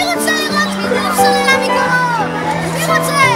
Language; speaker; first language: Hebrew; native; Hebrew